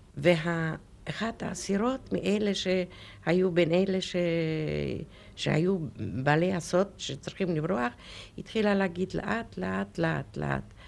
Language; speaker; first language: Hebrew; non-native, fluent; Polish